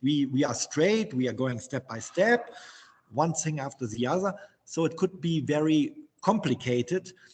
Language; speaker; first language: English; non-native, fluent; German